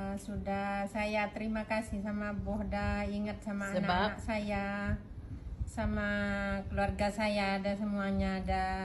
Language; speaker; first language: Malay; non-native, learner; Indonesian